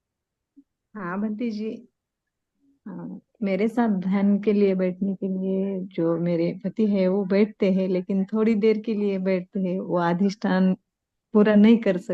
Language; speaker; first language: Hindi; native; Hindi